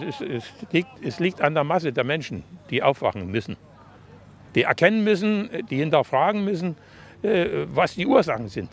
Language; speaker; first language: German; native; German